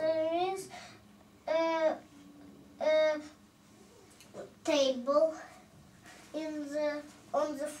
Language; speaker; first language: English; non-native, learner; Russian